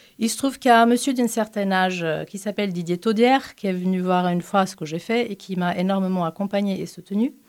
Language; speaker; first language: French; non-native, fluent; Portuguese